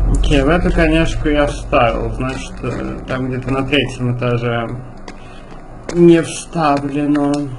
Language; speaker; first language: Russian; native; Russian